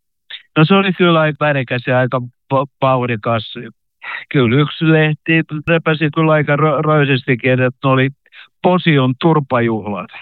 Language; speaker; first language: Finnish; native; Finnish